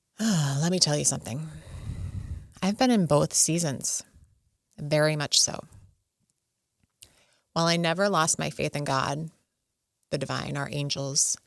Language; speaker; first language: English; native; English